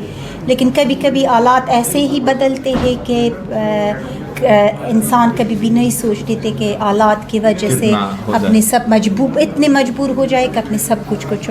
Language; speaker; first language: Hindi; non-native, learner; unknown